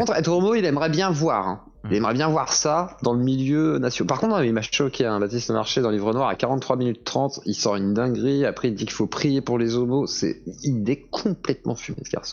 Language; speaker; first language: French; native; French